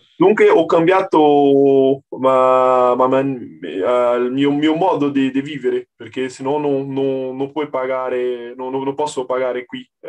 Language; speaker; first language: Italian; non-native, learner; Portuguese